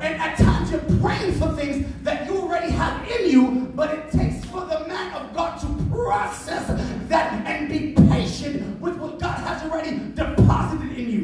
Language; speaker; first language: English; early bilingual, other home language; Spanish